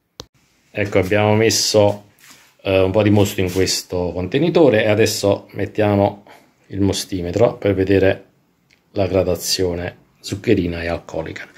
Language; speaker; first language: Italian; native; Italian